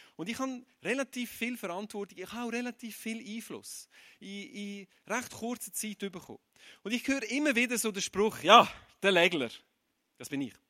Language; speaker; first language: German; native; German